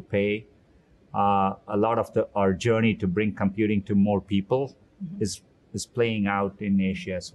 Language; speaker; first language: English; non-native, local second language; Tamil